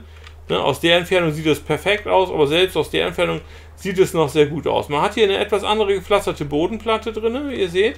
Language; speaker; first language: German; native; German